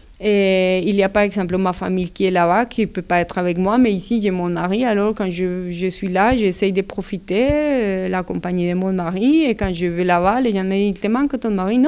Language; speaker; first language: French; non-native, fluent; Spanish